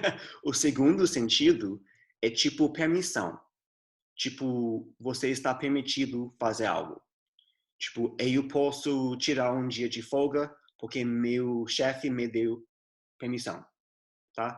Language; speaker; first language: Portuguese; non-native, fluent; English